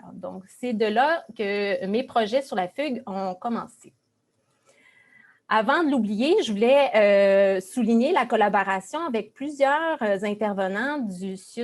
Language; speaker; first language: French; native; French